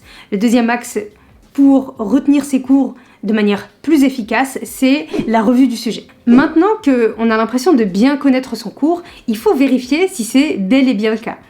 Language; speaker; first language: French; native; French